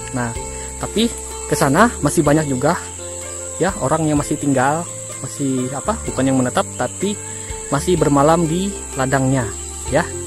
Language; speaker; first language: Indonesian; non-native, local second language; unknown